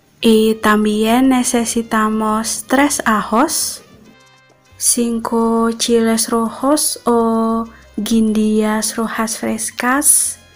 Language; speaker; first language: Spanish; non-native, fluent; Indonesian